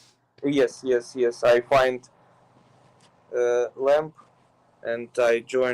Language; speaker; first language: English; non-native, learner; Ukrainian